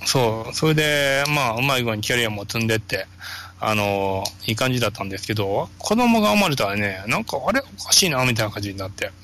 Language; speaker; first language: Japanese; native; Japanese